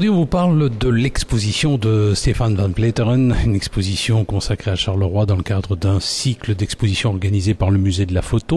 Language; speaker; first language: French; native; French